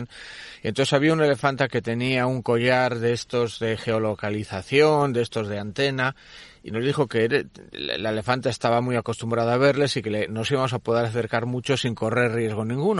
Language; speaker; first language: Spanish; native; Spanish